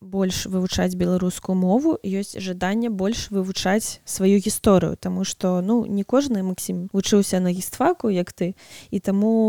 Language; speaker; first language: Belarusian; non-native, local second language; Russian